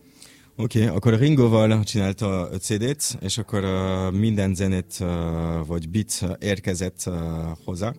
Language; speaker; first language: Hungarian; non-native, learner; French